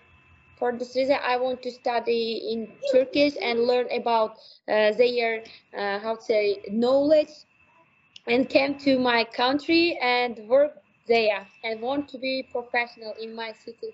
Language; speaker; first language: English; non-native, learner; Uzbek